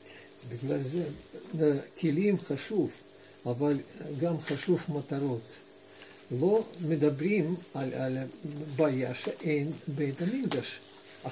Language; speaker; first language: Hebrew; non-native, fluent; Russian